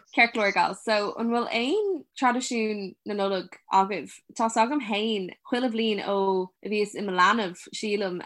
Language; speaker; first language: Irish; non-native, local second language; English